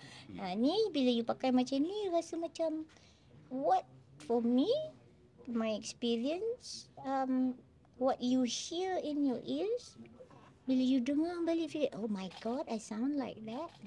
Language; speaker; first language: English; non-native, local second language; Malay